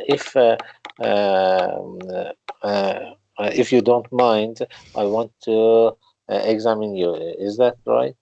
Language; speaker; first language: English; non-native, learner; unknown